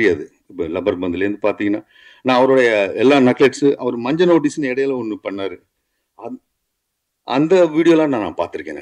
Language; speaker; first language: Tamil; native; Tamil